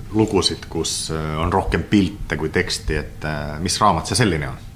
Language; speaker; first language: Estonian; non-native, fluent; Finnish